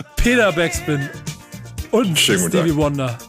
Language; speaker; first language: German; native; German